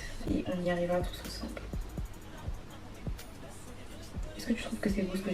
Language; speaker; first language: French; native; French